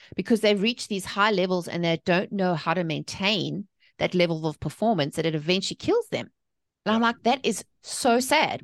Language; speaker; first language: English; native; English